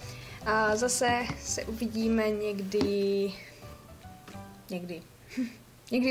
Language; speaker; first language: Czech; native; Czech